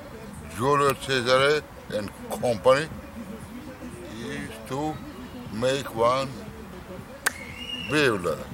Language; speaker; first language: English; non-native, learner; Romany